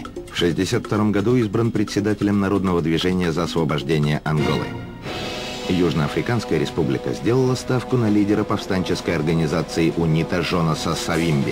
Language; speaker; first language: Russian; native; Russian